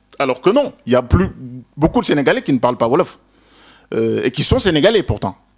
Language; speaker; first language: French; non-native, local second language; Wolof